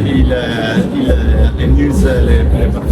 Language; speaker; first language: French; non-native, learner; Italian